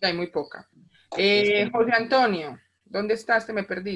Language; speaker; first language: Spanish; native; Spanish